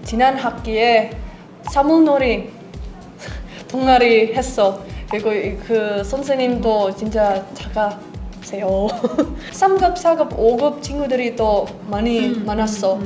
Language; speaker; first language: Korean; non-native, learner; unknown